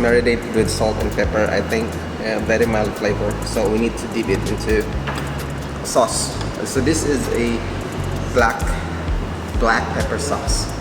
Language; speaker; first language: English; non-native, local second language; Filipino